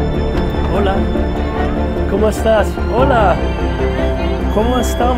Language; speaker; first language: Spanish; non-native, fluent; English